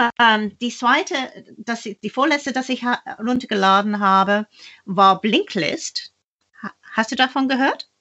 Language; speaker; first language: German; non-native, fluent; English